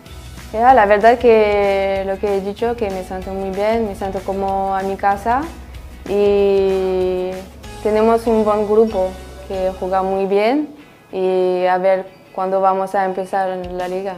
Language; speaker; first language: Spanish; non-native, fluent; French